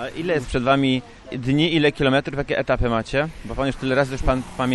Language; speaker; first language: Polish; native; Polish